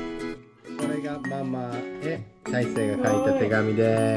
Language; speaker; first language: Japanese; native; Japanese